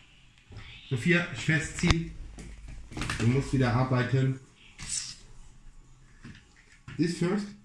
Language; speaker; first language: German; non-native, fluent; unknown